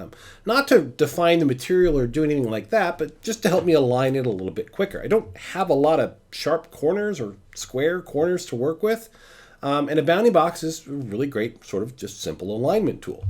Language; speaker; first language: English; native; English